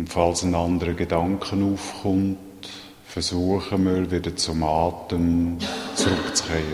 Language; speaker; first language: German; native; German